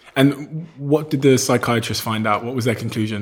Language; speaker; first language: English; native; English